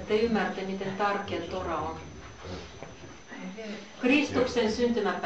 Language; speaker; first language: Finnish; non-native, learner; Russian